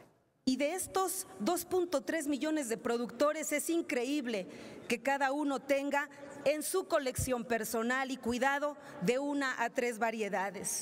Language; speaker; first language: Spanish; native; Spanish